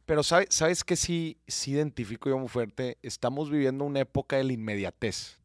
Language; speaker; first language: Spanish; native; Spanish